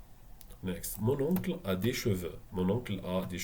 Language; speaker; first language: French; non-native, fluent; Arabic